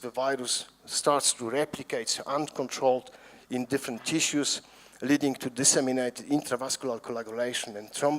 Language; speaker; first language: English; non-native, fluent; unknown